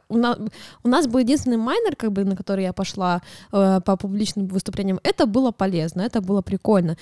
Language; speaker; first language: Russian; native; Russian